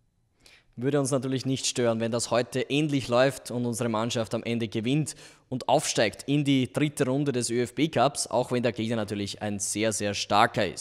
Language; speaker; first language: German; native; German